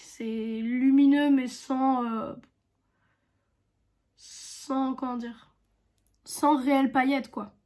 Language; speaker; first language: French; native; French